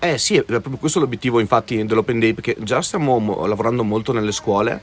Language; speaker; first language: Italian; native; Italian